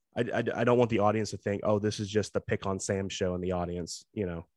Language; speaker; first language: English; native; English